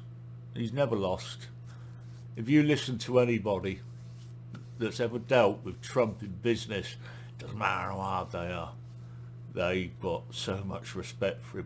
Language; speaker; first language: English; native; English